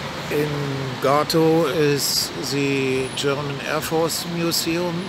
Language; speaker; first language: English; non-native, learner; German